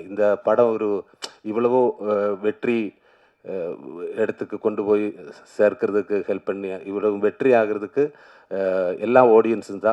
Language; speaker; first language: Tamil; non-native, learner; Malayalam